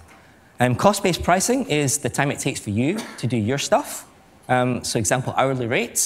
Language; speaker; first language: English; native; English